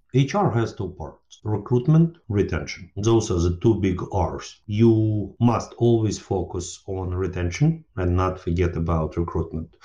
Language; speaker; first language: English; non-native, fluent; Ukrainian